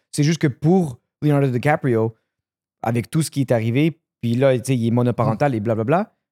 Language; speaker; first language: French; native; French